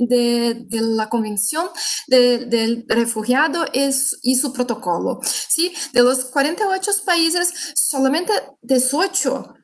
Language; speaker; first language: Spanish; non-native, fluent; Portuguese